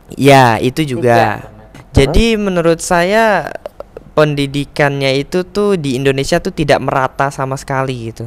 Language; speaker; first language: Indonesian; native; Indonesian